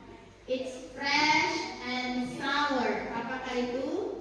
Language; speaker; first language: English; non-native, learner; Indonesian